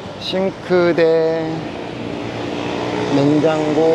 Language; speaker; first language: Korean; native; Korean